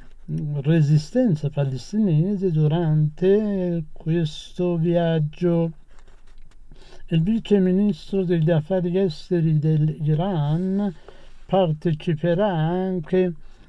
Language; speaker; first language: Italian; non-native, fluent; Persian